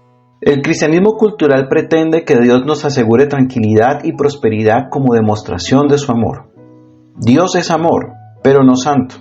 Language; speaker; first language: Spanish; native; Spanish